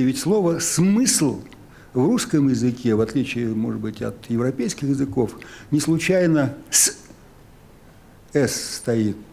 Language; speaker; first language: Russian; native; Russian